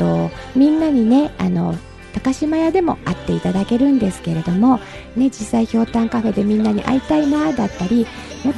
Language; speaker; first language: Japanese; native; Japanese